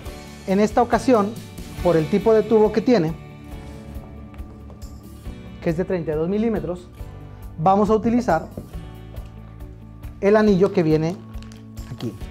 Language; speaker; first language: Spanish; native; Spanish